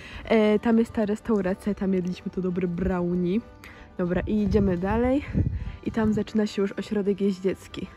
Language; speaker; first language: Polish; native; Polish